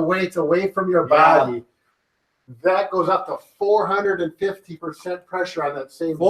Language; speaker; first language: English; native; English